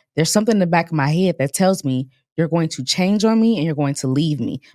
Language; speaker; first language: English; native; English